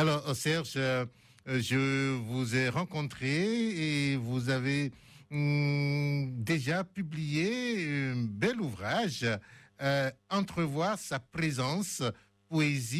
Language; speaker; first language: French; native; French